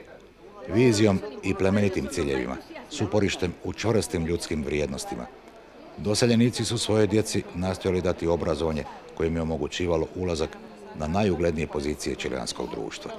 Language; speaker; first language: Bosnian; native; Bosnian